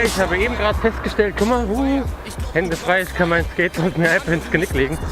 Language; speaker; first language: German; native; German